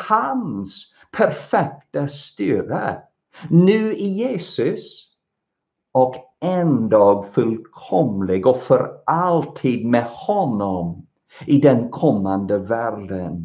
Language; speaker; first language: Swedish; non-native, fluent; English